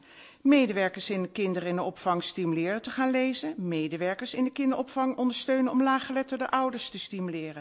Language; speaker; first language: Dutch; native; Dutch